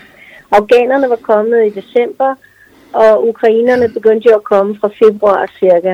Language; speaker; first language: Danish; native; Danish